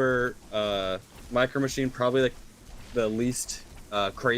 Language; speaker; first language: English; native; English